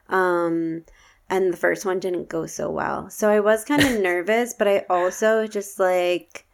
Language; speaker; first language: English; native; English